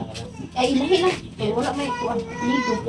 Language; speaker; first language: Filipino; non-native, local second language; Cebuano